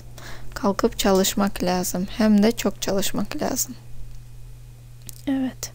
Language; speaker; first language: Turkish; non-native, fluent; Russian